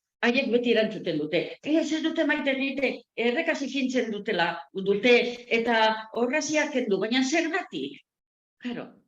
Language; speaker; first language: Basque; non-native, local second language; Spanish